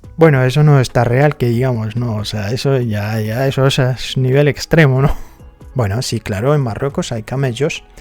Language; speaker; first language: Spanish; non-native, fluent; Arabic